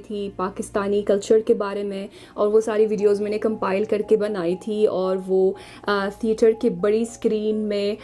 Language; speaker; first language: Hindi; non-native, fluent; Arabic